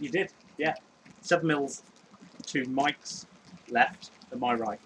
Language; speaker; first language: English; native; English